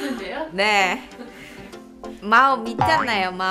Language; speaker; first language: Korean; non-native, learner; Vietnamese